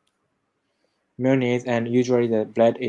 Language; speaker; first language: English; non-native, learner; Japanese